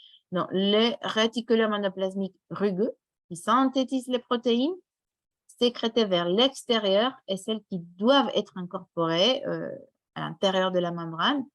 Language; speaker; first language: French; non-native, fluent; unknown